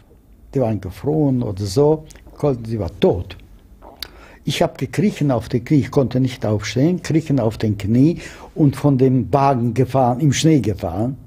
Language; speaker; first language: German; non-native, fluent; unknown